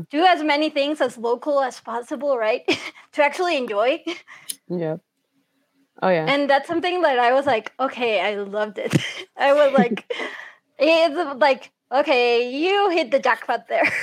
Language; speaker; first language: English; early bilingual, other home language; Spanish